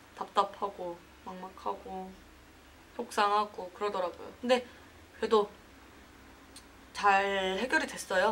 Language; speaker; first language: Korean; native; Korean